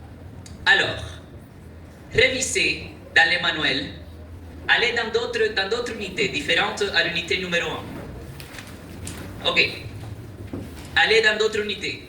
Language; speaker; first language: French; non-native, fluent; Spanish